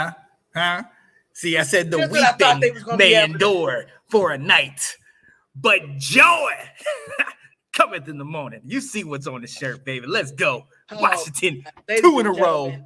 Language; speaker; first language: English; native; English